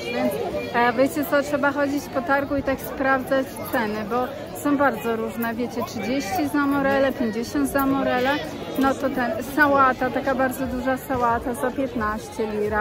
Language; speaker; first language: Polish; native; Polish